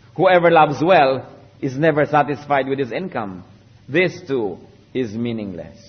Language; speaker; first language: English; non-native, local second language; Filipino